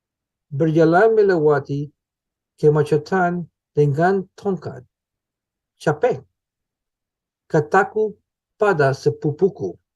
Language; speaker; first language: Indonesian; non-native, learner; English